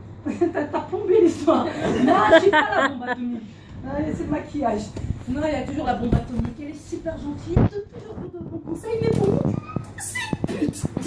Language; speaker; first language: French; native; French